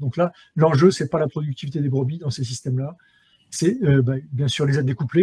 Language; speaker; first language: French; native; French